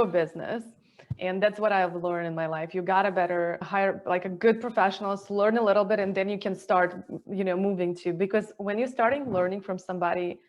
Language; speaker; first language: English; non-native, fluent; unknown